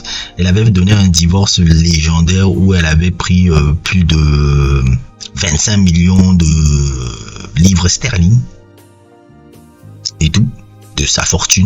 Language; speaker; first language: French; native; French